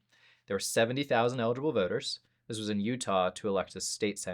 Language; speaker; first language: English; native; English